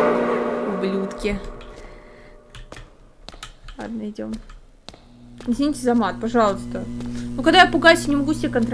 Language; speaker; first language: Russian; native; Russian